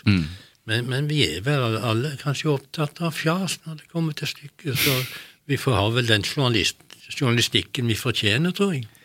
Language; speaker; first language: Norwegian; native; Norwegian